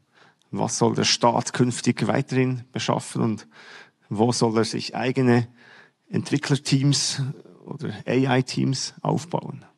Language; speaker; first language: German; native; German